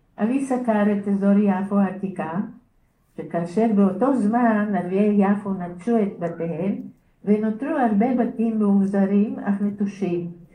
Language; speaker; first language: Hebrew; early bilingual, other home language; Bulgarian